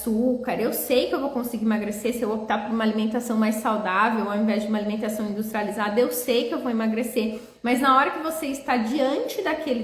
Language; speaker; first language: Portuguese; native; Portuguese